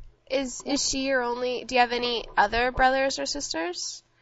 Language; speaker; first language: English; native; English